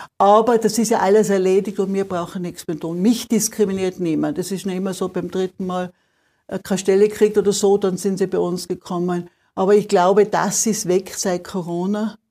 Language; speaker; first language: German; native; German